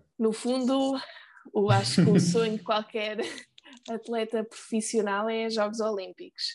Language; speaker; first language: Portuguese; early bilingual, heritage; Portuguese